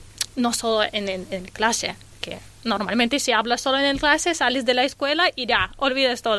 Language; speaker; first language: Spanish; non-native, learner; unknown